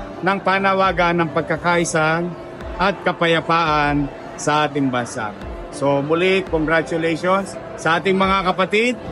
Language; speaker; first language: Filipino; native; Filipino